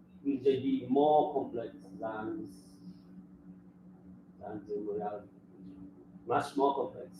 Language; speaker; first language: English; non-native, fluent; French